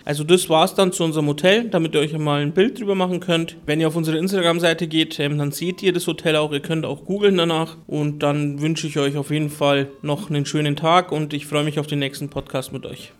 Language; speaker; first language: German; early bilingual, other home language; Turkish